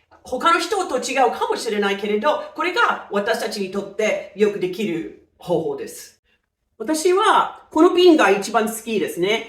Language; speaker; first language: Japanese; non-native, fluent; English